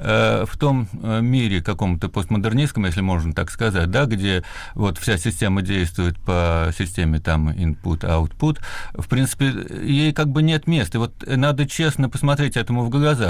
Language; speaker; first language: Russian; native; Russian